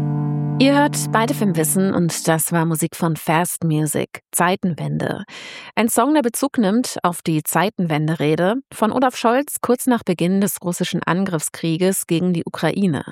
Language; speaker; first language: German; native; German